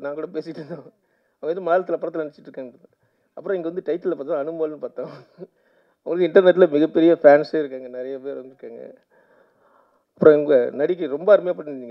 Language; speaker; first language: Tamil; native; Tamil